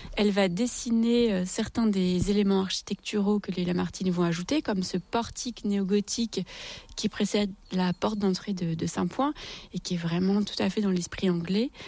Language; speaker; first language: French; native; French